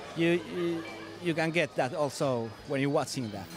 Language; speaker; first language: English; non-native, fluent; Finnish